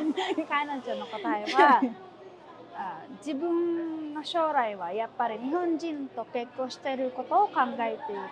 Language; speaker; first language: Japanese; non-native, fluent; Filipino